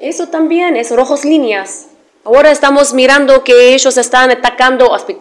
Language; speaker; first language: Spanish; non-native, fluent; Arabic